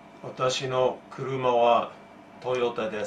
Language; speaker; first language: Japanese; non-native, learner; English